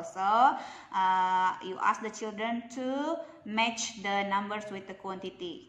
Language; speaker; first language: English; non-native, local second language; Indonesian